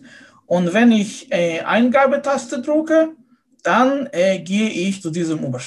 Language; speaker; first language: German; non-native, fluent; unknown